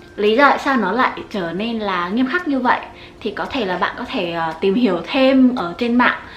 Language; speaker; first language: Vietnamese; native; Vietnamese